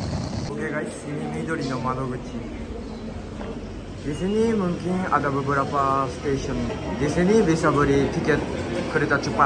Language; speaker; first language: Indonesian; non-native, fluent; Japanese